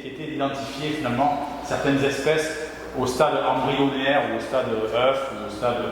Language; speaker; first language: French; native; French